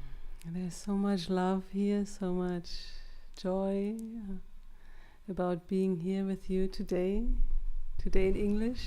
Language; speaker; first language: English; non-native, fluent; German